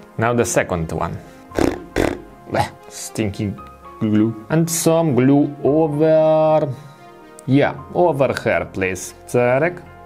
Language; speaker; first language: English; non-native, fluent; Polish